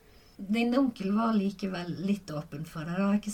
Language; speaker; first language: Norwegian; native; Norwegian